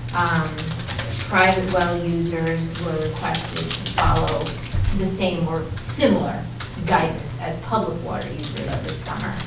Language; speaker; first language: English; native; English